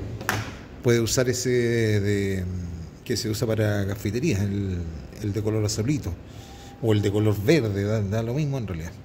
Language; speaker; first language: Spanish; native; Spanish